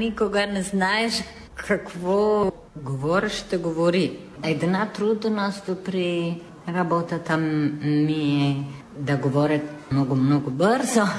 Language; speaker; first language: Bulgarian; non-native, fluent; Italian